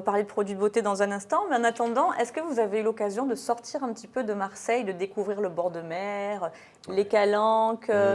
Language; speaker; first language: French; native; French